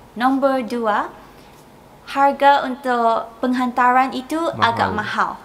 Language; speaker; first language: Malay; native; Malay